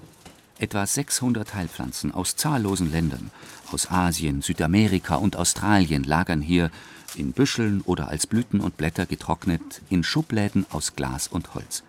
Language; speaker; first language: German; native; German